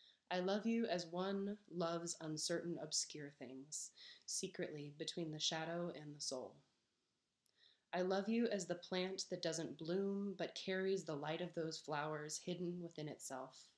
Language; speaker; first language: English; native; English